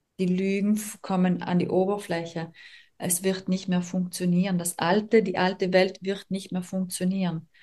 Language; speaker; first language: German; native; German